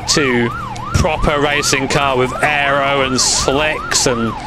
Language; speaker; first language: English; native; English